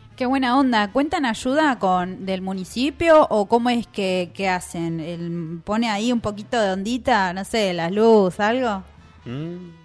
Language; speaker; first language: Spanish; native; Spanish